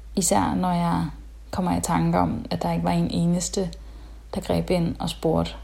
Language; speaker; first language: Danish; early bilingual, other home language; Tamil